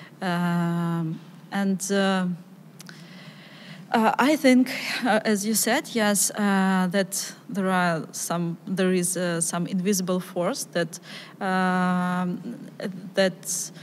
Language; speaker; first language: English; non-native, learner; Ukrainian